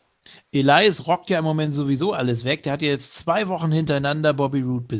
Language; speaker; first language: German; native; German